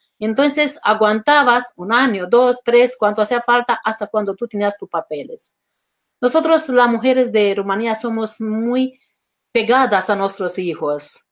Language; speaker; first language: Spanish; non-native, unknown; Romanian